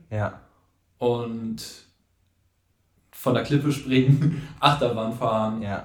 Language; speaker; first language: German; native; German